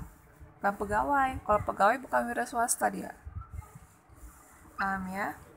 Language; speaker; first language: Indonesian; native; Indonesian